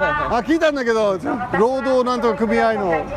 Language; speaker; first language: Japanese; non-native, learner; English